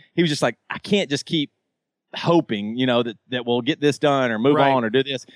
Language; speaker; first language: English; native; English